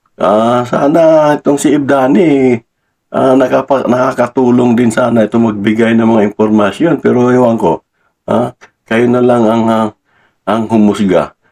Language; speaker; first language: Filipino; non-native, local second language; Cebuano